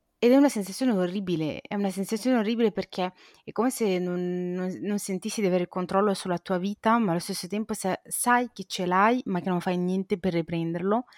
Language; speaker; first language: Italian; native; Italian